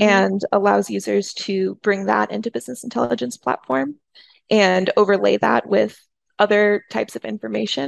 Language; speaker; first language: English; native; English